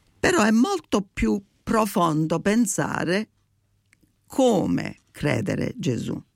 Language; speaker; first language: Italian; early bilingual, heritage; Italian